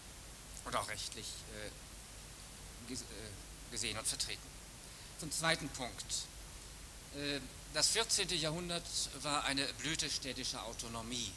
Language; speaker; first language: German; native; German